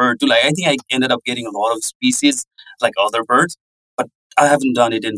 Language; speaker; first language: English; non-native, local second language; Nepali